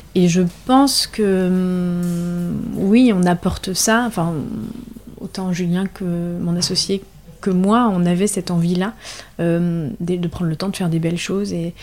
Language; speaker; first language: French; native; French